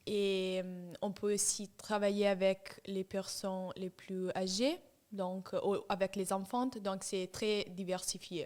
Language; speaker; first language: French; non-native, fluent; English